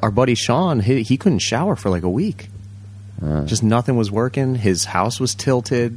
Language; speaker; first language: English; early bilingual, other home language; Japanese